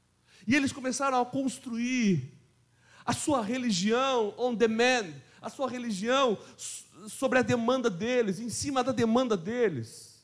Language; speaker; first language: Portuguese; native; Portuguese